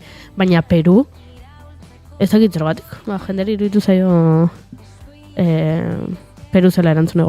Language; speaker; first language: Basque; native; Basque